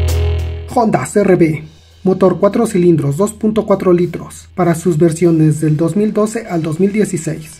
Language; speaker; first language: Spanish; native; Spanish